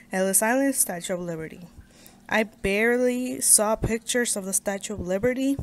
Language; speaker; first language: English; native; English